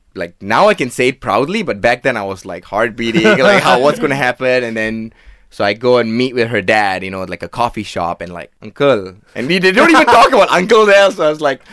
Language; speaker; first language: English; non-native, local second language; Tamil